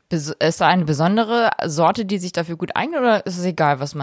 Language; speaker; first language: German; native; German